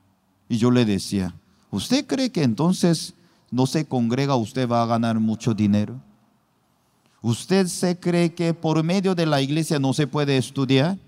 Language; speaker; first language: Spanish; non-native, learner; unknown